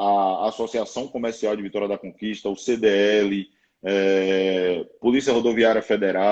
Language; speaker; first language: Portuguese; native; Portuguese